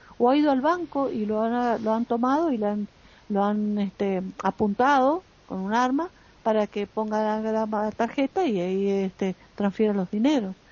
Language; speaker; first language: Spanish; native; Spanish